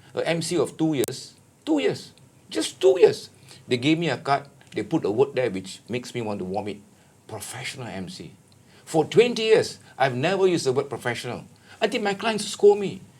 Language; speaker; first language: English; non-native, local second language; Malay